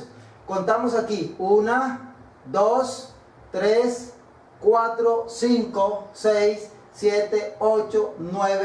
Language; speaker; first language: Spanish; native; Spanish